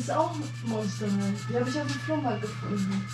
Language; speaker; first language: German; native; German